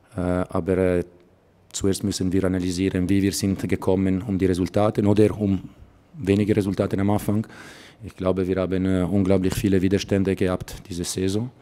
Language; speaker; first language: German; non-native, local second language; Italian